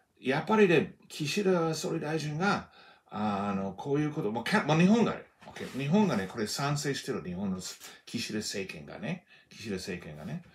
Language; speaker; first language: Japanese; non-native, fluent; English